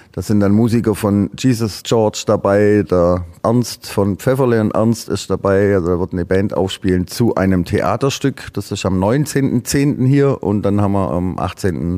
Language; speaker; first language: German; native; German